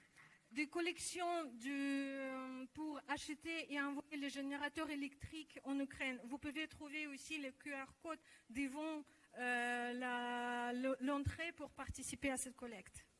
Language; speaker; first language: French; non-native, learner; Russian